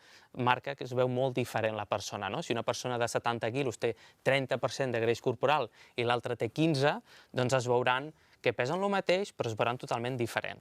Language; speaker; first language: Catalan; native; Catalan